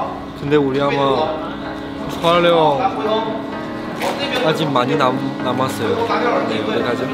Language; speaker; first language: Korean; non-native, fluent; Chinese